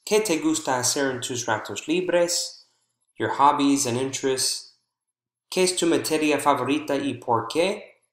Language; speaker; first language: Spanish; non-native, fluent; English